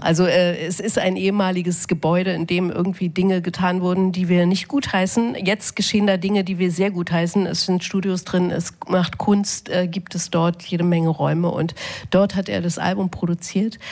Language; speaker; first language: German; native; German